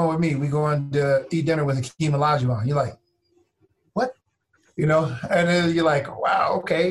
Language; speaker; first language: English; native; English